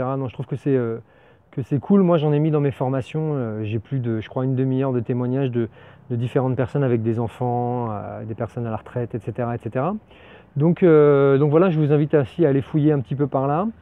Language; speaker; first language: French; native; French